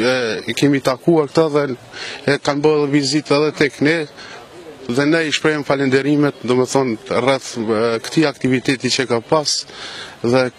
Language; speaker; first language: Albanian; native; Albanian